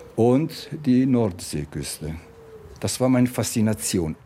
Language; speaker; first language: German; non-native, fluent; Italian